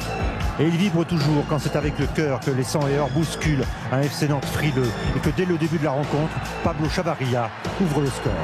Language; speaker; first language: French; native; French